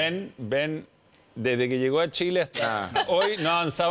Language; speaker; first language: Spanish; native; Spanish